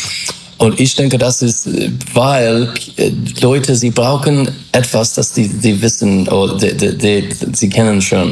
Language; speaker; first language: German; non-native, fluent; English